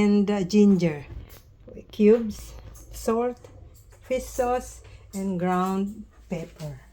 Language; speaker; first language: English; non-native, local second language; Filipino